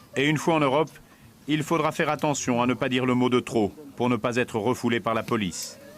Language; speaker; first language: French; native; French